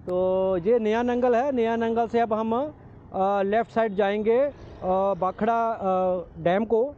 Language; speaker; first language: Hindi; non-native, local second language; Punjabi